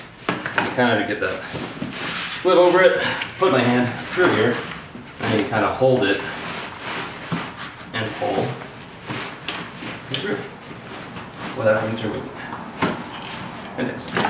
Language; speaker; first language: English; native; English